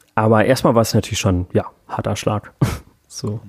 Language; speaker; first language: German; native; German